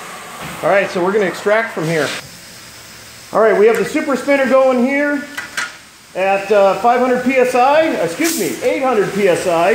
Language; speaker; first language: English; native; English